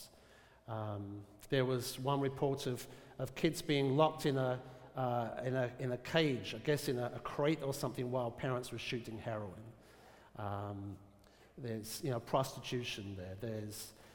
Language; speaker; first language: English; native; English